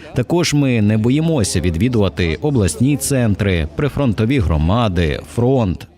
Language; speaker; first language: Ukrainian; non-native, fluent; French